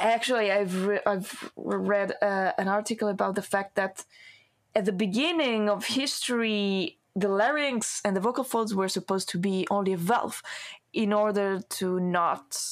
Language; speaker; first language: English; non-native, fluent; Italian